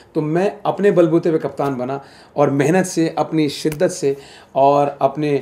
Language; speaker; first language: Hindi; native; Hindi